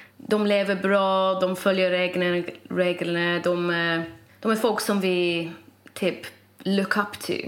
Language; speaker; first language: Swedish; non-native, fluent; English